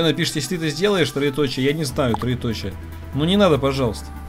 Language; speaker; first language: Russian; native; Russian